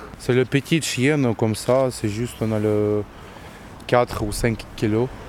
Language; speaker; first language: French; non-native, learner; Ukrainian